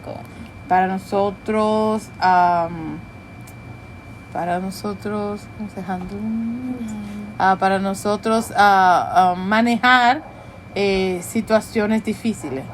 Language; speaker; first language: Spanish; early bilingual, heritage; Spanish